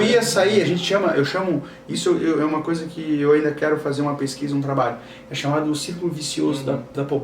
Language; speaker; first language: Portuguese; native; Portuguese